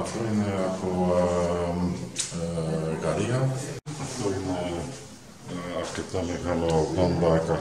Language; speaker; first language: Greek; non-native, learner; Dutch